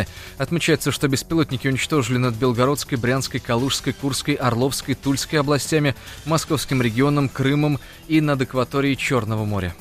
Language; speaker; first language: Russian; native; Russian